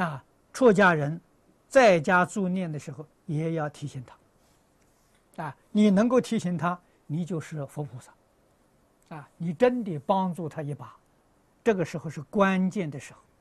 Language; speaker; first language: Chinese; native; Chinese